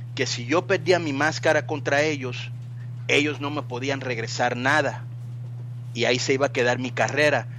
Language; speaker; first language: Spanish; early bilingual, heritage; Spanish